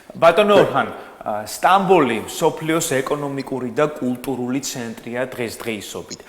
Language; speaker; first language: Georgian; native; Georgian